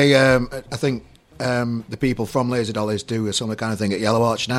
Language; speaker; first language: English; native; English